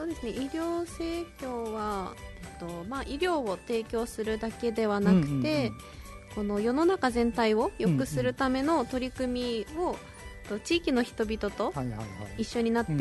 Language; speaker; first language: Japanese; native; Japanese